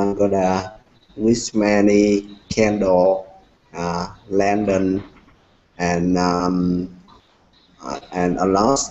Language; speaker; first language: English; non-native, learner; Vietnamese